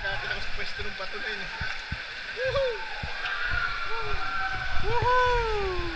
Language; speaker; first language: Filipino; native; Filipino